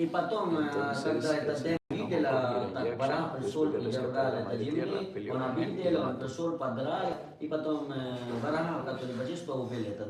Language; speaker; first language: Russian; non-native, learner; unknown